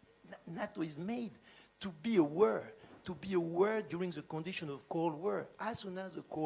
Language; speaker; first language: English; non-native, learner; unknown